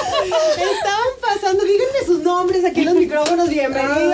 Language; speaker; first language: Spanish; native; Spanish